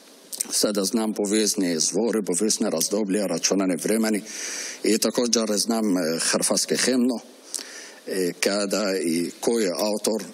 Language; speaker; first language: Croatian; non-native, learner; Arabic